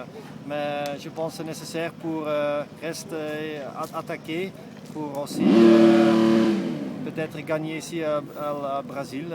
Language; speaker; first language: French; non-native, fluent; Dutch